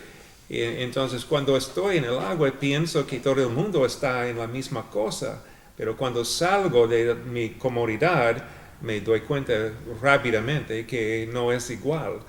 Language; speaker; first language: Spanish; non-native, fluent; English